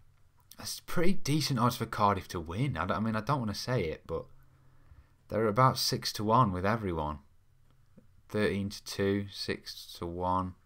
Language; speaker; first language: English; native; English